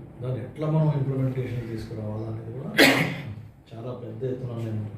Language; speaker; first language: Telugu; native; Telugu